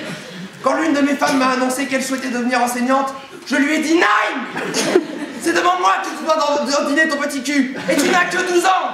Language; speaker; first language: French; native; French